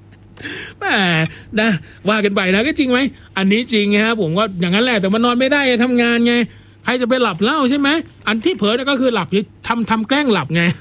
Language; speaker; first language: Thai; non-native, local second language; Northeastern Thai